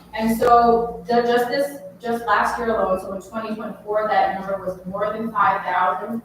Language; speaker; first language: English; native; English